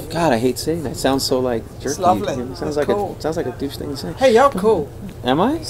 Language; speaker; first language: English; native; English